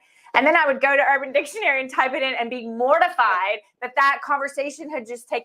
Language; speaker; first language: English; native; English